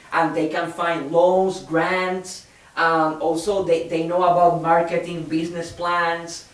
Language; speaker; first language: English; non-native, fluent; Spanish